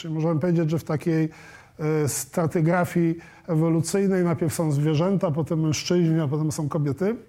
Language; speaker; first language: Polish; native; Polish